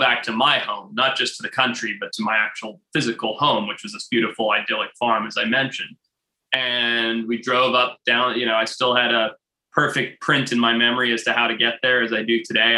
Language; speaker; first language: English; native; English